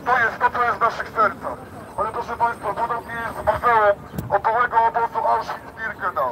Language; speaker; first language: Polish; native; Polish